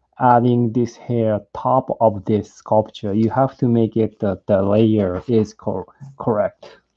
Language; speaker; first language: English; non-native, learner; Japanese